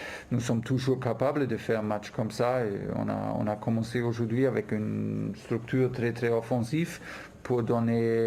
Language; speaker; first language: French; non-native, fluent; German